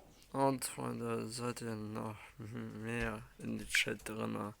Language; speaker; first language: German; early bilingual, other home language; Arabic